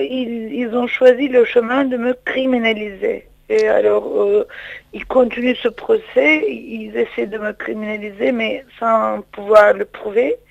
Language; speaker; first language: French; non-native, fluent; Turkish